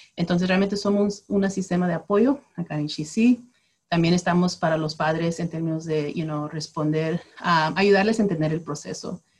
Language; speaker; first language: Spanish; early bilingual, heritage; Spanish